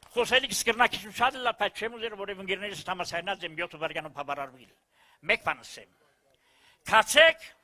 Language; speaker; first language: Armenian; early bilingual, heritage; Armenian